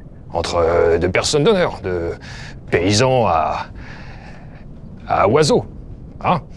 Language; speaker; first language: French; native; French